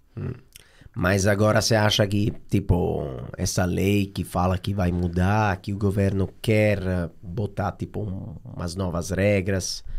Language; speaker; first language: Portuguese; non-native, fluent; Italian